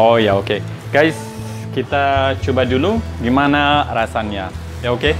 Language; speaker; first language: Indonesian; non-native, learner; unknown